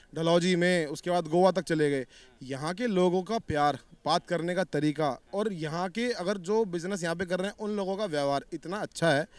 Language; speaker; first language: Hindi; native; Hindi